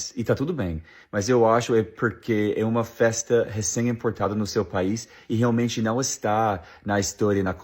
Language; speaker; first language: Portuguese; non-native, fluent; English